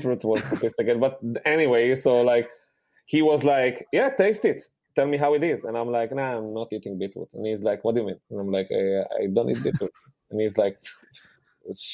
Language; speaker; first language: English; non-native, fluent; Hebrew